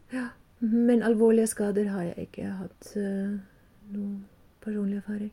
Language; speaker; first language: Norwegian; non-native, fluent; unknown